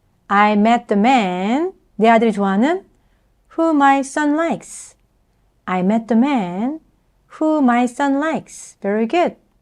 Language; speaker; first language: English; non-native, fluent; Korean